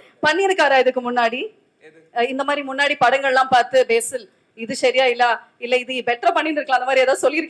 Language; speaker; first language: Tamil; native; Tamil